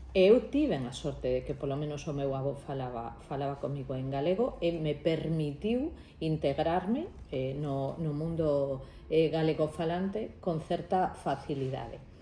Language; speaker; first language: Galician; non-native, local second language; Spanish